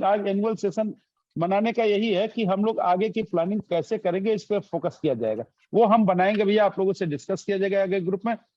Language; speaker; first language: Hindi; native; Hindi